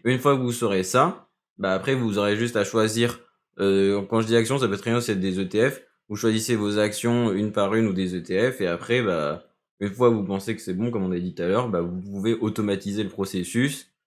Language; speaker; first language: French; native; French